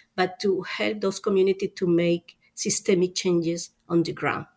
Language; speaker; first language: English; non-native, fluent; Spanish